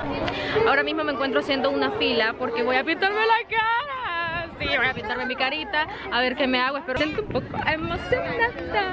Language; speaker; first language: Spanish; native; Spanish